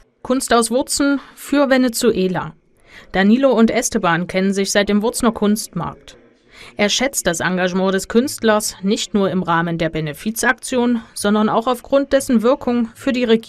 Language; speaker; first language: German; native; German